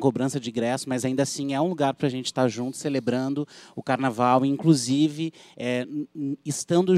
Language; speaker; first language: Portuguese; native; Portuguese